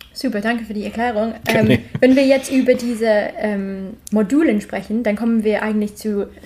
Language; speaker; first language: German; non-native, fluent; English